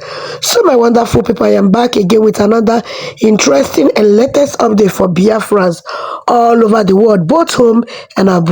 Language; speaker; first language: English; non-native, local second language; Igbo